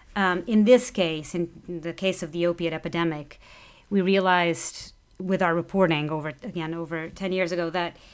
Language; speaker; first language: English; non-native, fluent; Portuguese